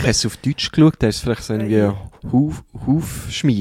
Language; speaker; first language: German; native; German